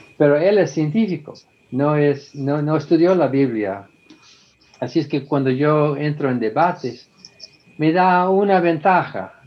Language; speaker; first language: Spanish; non-native, fluent; English